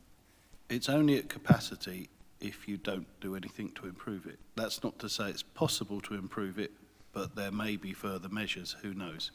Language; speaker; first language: English; native; English